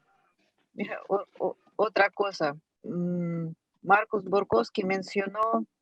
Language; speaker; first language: Spanish; non-native, fluent; Russian